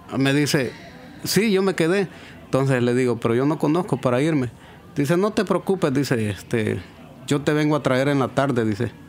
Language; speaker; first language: Spanish; native; Spanish